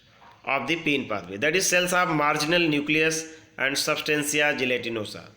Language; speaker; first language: English; non-native, local second language; Hindi